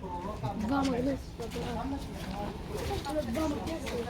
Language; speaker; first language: Polish; native; Polish